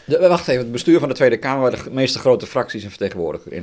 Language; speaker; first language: Dutch; native; Dutch